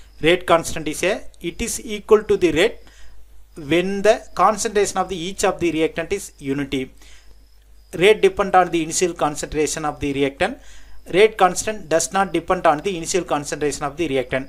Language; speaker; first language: English; non-native, local second language; Tamil